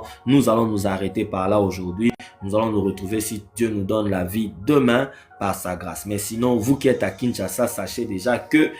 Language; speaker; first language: French; non-native, local second language; Lingala